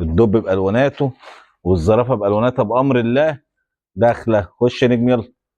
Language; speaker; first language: Arabic; native; Arabic